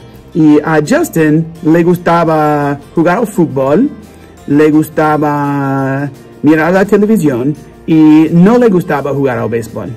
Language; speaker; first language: Spanish; non-native, learner; English